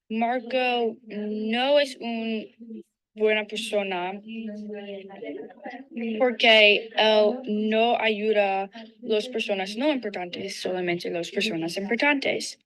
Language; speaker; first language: Spanish; non-native, learner; English